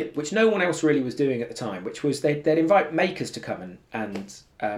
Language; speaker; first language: English; native; English